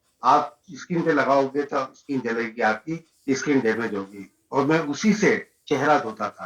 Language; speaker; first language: Hindi; native; Hindi